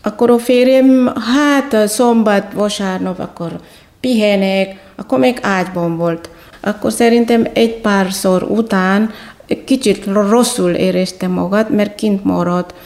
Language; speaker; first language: Hungarian; non-native, fluent; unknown